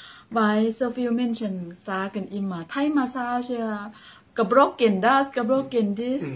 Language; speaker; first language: German; non-native, learner; Thai